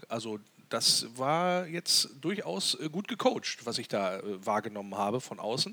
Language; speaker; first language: German; native; German